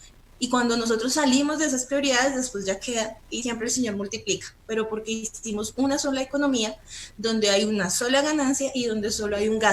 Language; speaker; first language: Spanish; native; Spanish